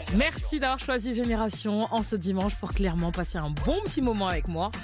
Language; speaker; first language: French; native; French